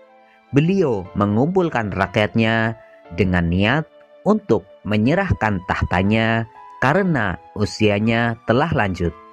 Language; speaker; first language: Indonesian; native; Indonesian